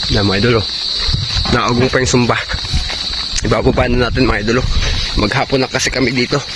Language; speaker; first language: Filipino; native; Filipino